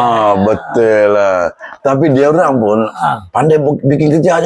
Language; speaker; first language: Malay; non-native, local second language; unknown